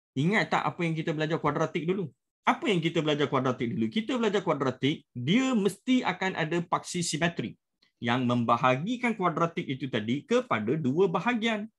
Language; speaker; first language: Malay; native; Malay